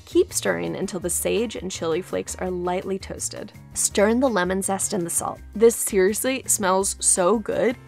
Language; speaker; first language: English; native; English